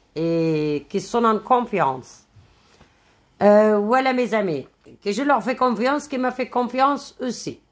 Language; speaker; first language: French; non-native, local second language; Arabic